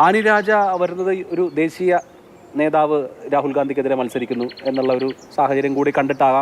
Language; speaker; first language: Malayalam; native; Malayalam